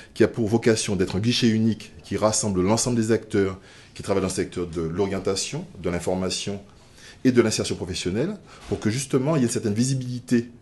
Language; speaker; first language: French; native; French